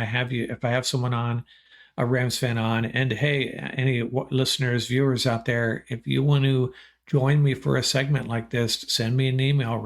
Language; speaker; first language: English; native; English